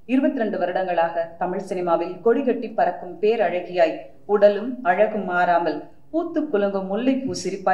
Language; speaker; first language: Tamil; native; Tamil